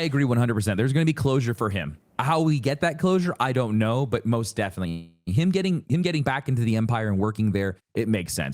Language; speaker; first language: English; native; English